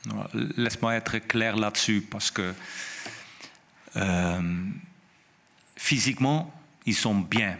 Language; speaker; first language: French; non-native, fluent; Dutch